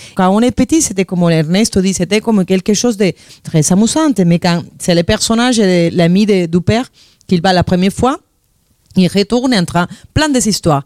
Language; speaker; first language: French; non-native, fluent; Spanish